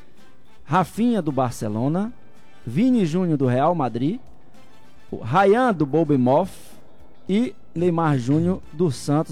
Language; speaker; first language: Portuguese; native; Portuguese